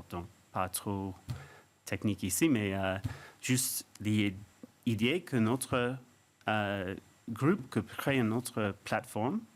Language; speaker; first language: French; non-native, fluent; English